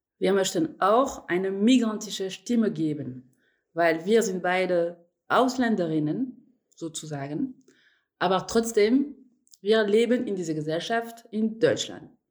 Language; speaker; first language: German; non-native, fluent; French